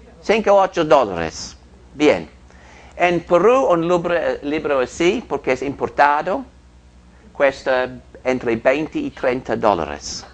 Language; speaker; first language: Spanish; non-native, fluent; English